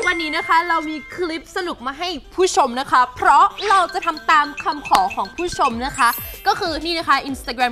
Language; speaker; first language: Thai; non-native, fluent; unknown